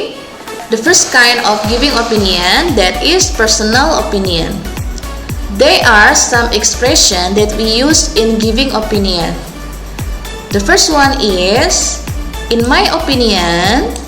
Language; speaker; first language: English; non-native, local second language; Indonesian